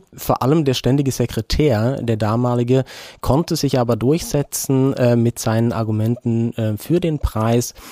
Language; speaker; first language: German; non-native, fluent; Norwegian